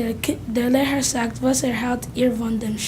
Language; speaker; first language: German; non-native, learner; English